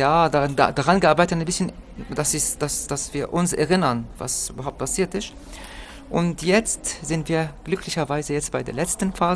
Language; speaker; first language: German; non-native, fluent; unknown